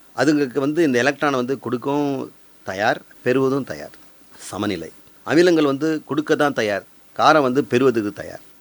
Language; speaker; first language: Tamil; native; Tamil